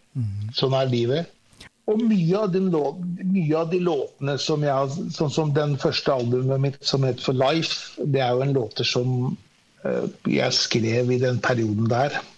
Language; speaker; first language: Norwegian; early bilingual, other home language; Persian